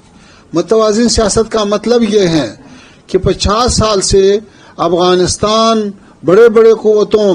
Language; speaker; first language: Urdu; non-native, fluent; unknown